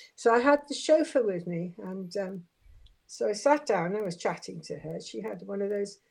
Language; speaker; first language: English; native; English